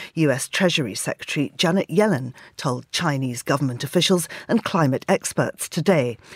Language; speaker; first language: English; native; English